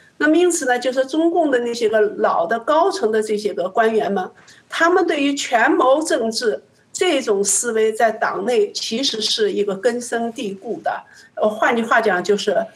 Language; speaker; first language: Chinese; native; Chinese